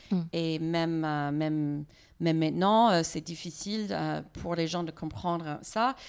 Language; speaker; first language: French; non-native, fluent; English